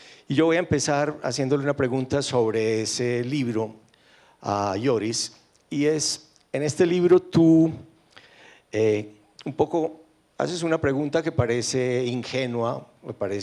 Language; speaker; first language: Spanish; native; Spanish